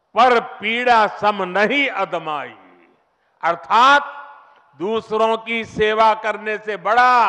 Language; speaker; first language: Hindi; non-native, local second language; Gujarati